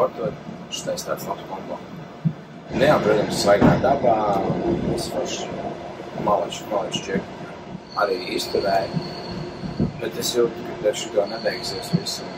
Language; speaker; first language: Latvian; native; Latvian